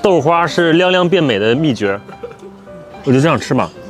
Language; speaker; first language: Chinese; native; Chinese